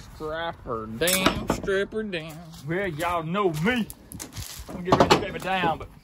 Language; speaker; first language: English; native; English